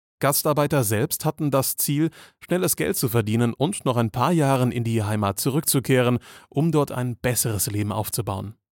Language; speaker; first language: German; native; German